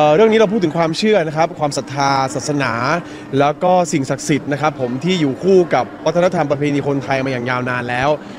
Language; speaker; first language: Thai; native; Thai